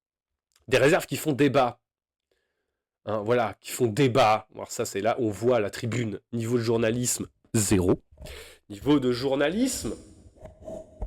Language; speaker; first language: French; native; French